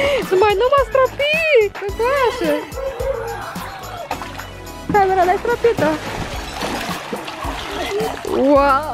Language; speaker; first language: Romanian; native; Romanian